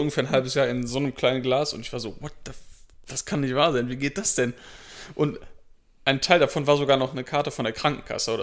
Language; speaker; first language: German; native; German